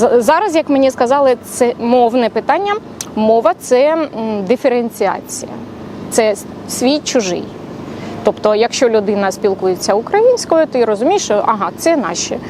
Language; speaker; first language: Ukrainian; non-native, local second language; Russian